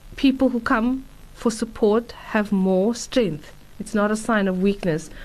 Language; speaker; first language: English; native; English